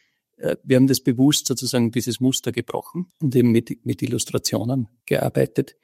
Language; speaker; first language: German; native; German